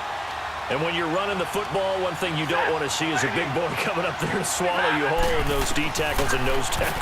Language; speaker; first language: English; native; English